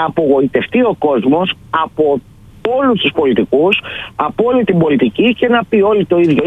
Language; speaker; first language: Greek; native; Greek